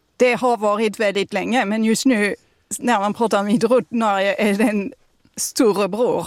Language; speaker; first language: Swedish; non-native, fluent; French